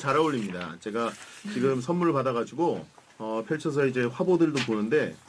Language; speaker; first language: Korean; native; Korean